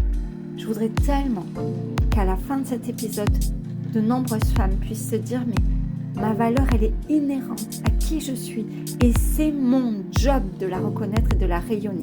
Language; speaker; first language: French; native; French